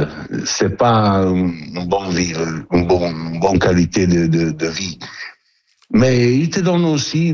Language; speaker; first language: French; non-native, learner; Italian